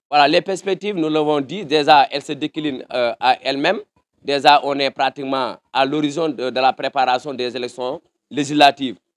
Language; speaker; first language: French; non-native, local second language; Wolof